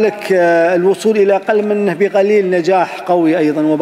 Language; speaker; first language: Arabic; native; Arabic